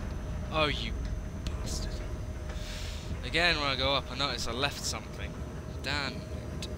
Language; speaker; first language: English; native; English